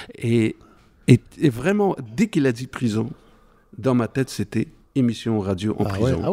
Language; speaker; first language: French; non-native, local second language; Arabic